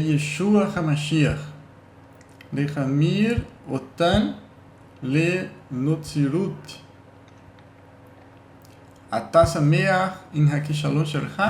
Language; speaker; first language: Hebrew; non-native, learner; Portuguese